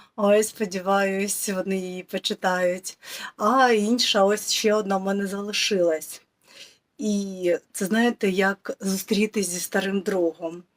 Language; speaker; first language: Ukrainian; non-native, local second language; Russian